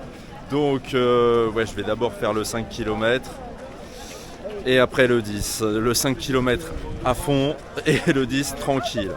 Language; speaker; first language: French; native; French